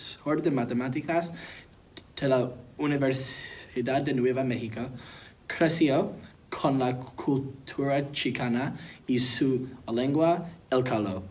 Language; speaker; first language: Spanish; non-native, learner; English